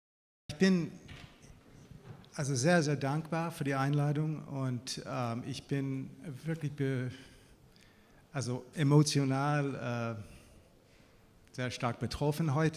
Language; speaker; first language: German; non-native, fluent; English